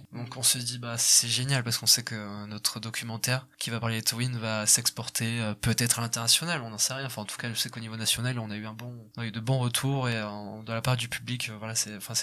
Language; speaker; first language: French; native; French